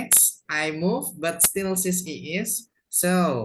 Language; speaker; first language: English; non-native, fluent; Indonesian